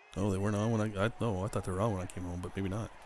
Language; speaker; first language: English; native; English